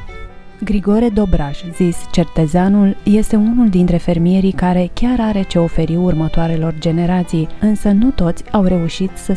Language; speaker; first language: Romanian; native; Romanian